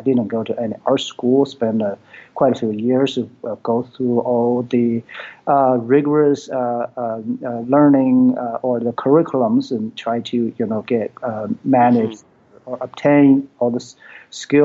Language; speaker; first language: English; non-native, fluent; Chinese